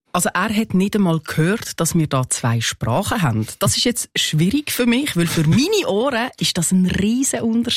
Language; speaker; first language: German; native; German